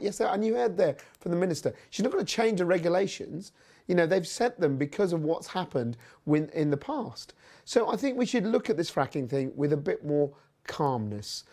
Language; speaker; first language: English; native; English